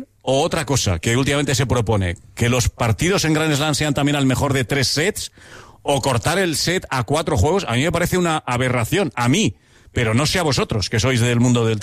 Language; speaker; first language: Spanish; native; Spanish